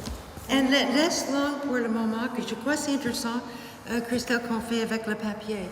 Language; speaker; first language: French; non-native, learner; English